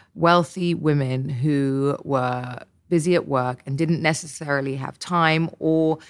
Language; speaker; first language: English; native; English